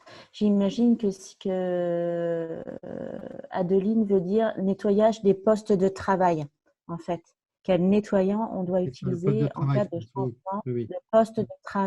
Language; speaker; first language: French; native; French